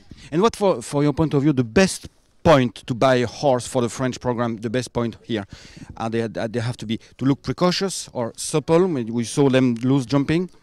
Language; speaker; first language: English; non-native, fluent; French